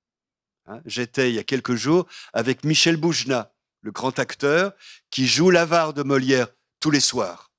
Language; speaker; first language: French; native; French